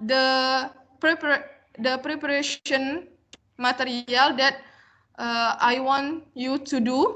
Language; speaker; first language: English; non-native, learner; Indonesian